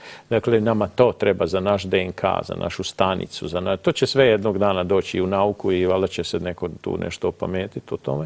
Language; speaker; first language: Croatian; native; Croatian